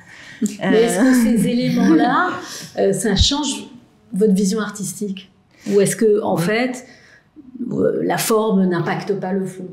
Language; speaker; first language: French; native; French